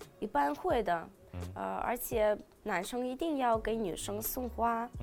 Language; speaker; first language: Chinese; non-native, fluent; Russian